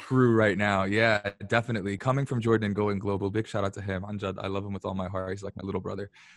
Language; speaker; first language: English; early bilingual, other home language; Arabic